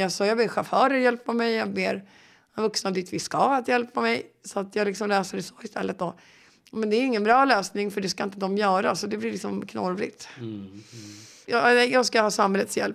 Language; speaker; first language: Swedish; native; Swedish